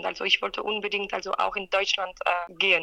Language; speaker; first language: German; non-native, fluent; French